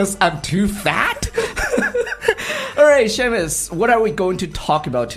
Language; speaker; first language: English; non-native, fluent; Chinese